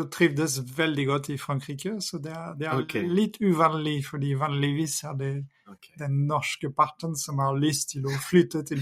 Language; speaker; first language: Norwegian; non-native, fluent; French